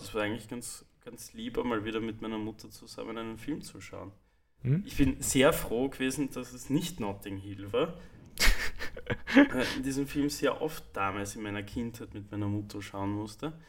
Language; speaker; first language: German; native; German